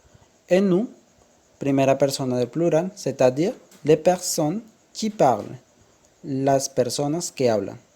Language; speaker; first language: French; non-native, fluent; Spanish